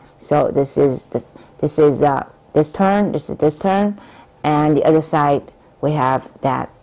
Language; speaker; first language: English; non-native, fluent; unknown